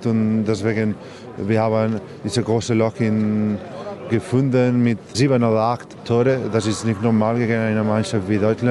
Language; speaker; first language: German; non-native, learner; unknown